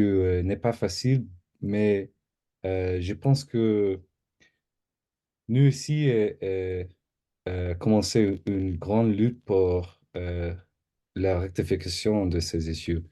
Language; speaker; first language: French; non-native, learner; English